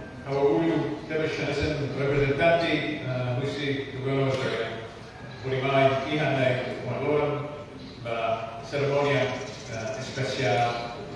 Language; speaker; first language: Portuguese; non-native, local second language; Tetum